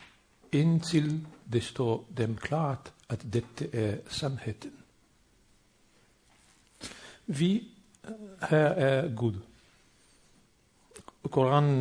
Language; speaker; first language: Swedish; non-native, fluent; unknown